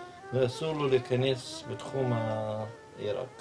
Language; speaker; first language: Hebrew; non-native, fluent; Arabic